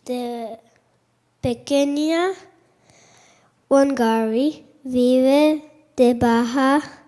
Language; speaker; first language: Spanish; non-native, learner; English